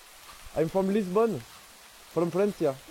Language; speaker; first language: English; non-native, learner; French